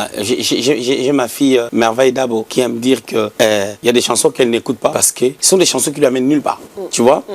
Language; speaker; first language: French; non-native, local second language; Lingala